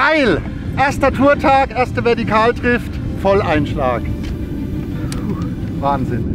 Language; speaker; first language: German; native; German